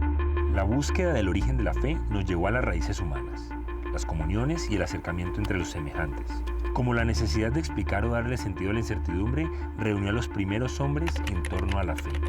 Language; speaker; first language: Spanish; native; Spanish